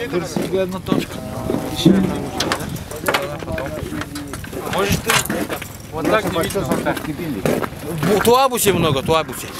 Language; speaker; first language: Russian; non-native, local second language; Yakut